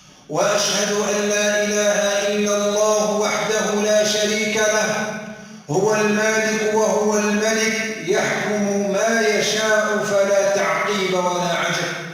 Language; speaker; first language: Arabic; native; Arabic